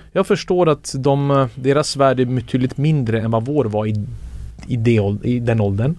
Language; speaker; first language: Swedish; early bilingual, other home language; Serbian